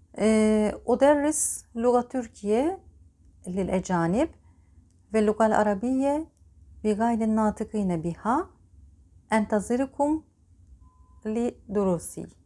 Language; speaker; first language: Turkish; native; Turkish